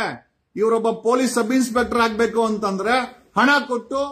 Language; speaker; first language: Kannada; native; Kannada